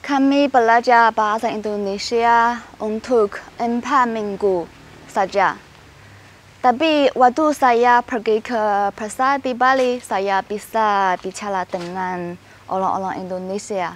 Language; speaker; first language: Indonesian; non-native, learner; Chinese